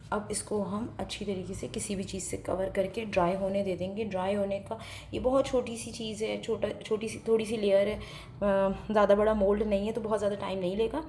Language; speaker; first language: Hindi; native; Hindi